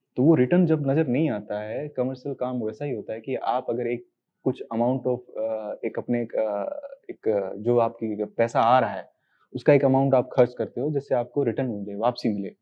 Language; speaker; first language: Hindi; native; Hindi